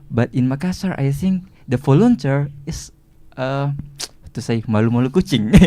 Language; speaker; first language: English; non-native, learner; Indonesian